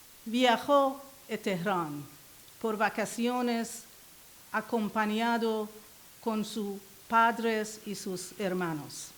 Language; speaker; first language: Spanish; non-native, learner; Persian